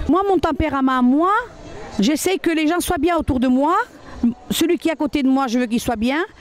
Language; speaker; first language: French; early bilingual, other home language; Spanish